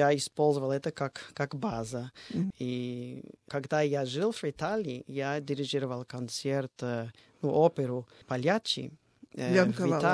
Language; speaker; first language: Russian; non-native, fluent; English